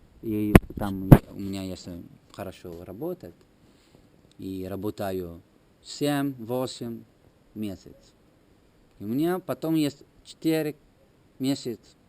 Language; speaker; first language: Russian; non-native, learner; Italian